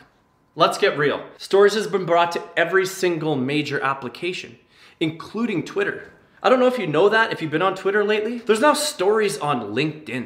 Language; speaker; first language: English; native; English